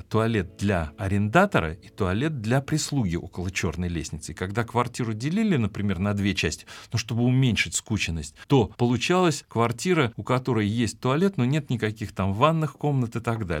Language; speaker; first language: Russian; native; Russian